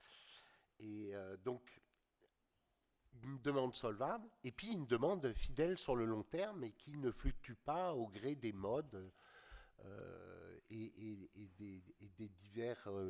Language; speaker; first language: French; native; French